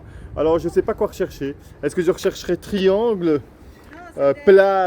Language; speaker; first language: French; native; French